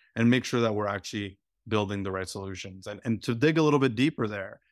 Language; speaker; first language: English; native; English